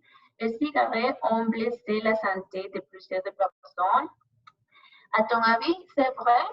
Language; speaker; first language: French; non-native, learner; Spanish